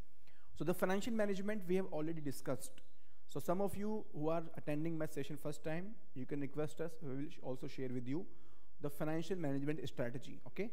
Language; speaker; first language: English; non-native, local second language; Hindi